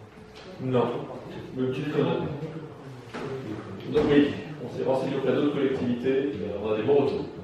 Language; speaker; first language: French; native; French